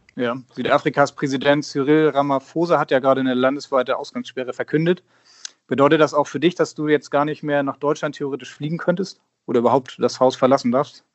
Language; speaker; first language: German; native; German